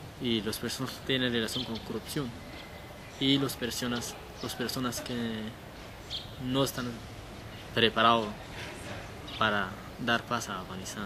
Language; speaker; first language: Spanish; non-native, learner; Persian